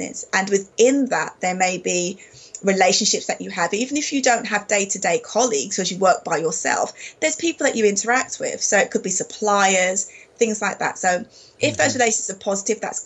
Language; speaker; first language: English; native; English